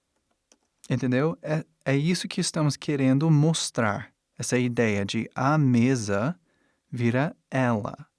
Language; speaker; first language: Portuguese; non-native, fluent; English